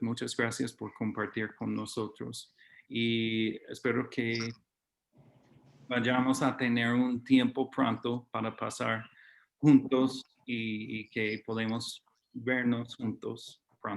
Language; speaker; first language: Spanish; non-native, fluent; English